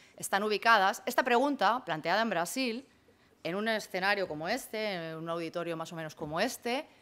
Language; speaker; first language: Spanish; native; Spanish